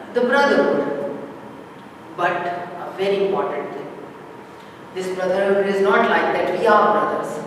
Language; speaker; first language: English; non-native, local second language; Urdu